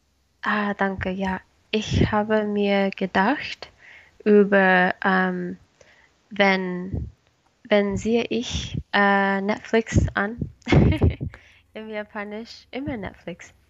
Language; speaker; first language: German; non-native, learner; Spanish